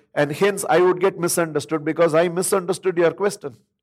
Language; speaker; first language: English; non-native, local second language; Tamil